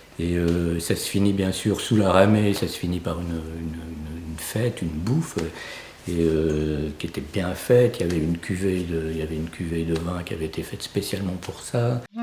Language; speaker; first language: French; native; French